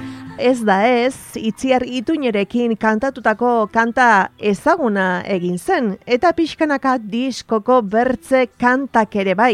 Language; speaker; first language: Basque; native; Basque